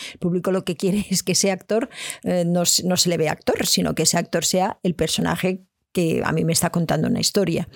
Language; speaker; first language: Spanish; native; Spanish